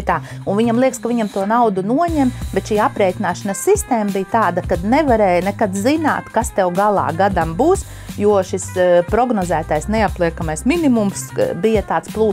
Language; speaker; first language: Latvian; native; Latvian